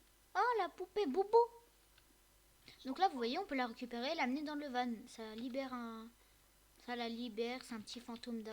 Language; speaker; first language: French; native; French